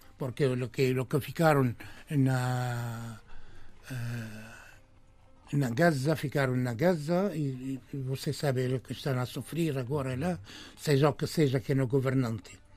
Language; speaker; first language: Portuguese; non-native, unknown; Arabic